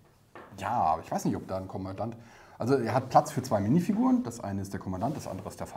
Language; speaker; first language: German; native; German